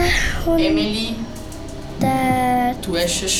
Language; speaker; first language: German; non-native, local second language; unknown